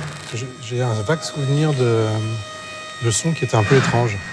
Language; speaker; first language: French; native; French